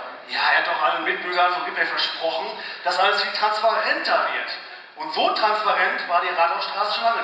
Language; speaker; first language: German; native; German